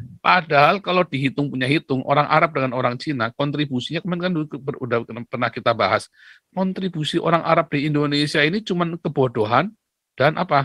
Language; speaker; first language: Indonesian; native; Indonesian